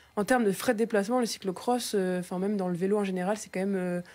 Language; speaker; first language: French; native; French